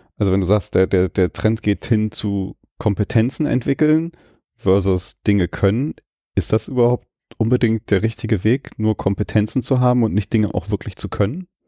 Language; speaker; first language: German; native; German